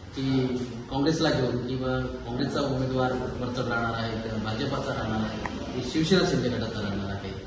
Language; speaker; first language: Marathi; native; Marathi